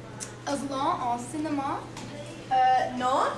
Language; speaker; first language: French; non-native, learner; English